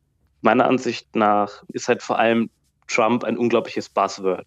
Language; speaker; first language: German; native; German